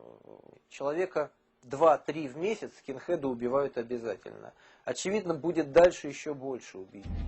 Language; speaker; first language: Russian; native; Russian